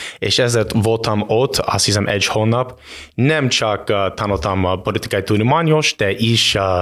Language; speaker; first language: Hungarian; non-native, learner; English